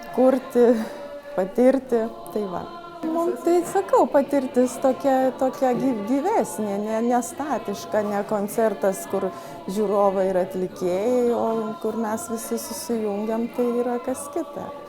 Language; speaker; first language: Lithuanian; native; Lithuanian